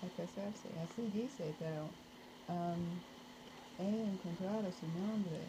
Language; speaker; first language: Spanish; non-native, learner; English